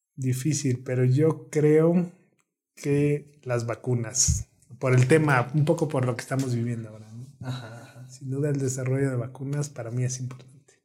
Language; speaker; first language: Spanish; native; Spanish